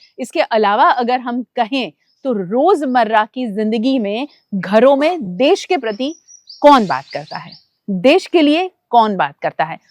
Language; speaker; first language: Hindi; non-native, local second language; Gujarati